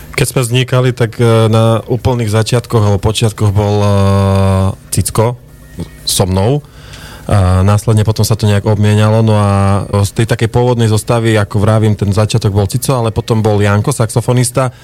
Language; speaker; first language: Slovak; native; Slovak